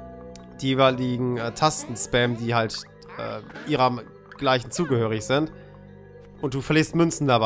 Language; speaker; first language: German; native; German